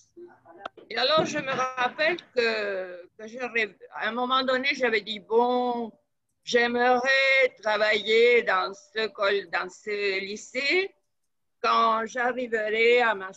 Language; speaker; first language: French; non-native, fluent; Spanish